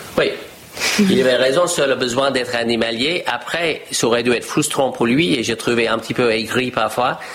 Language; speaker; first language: French; non-native, fluent; English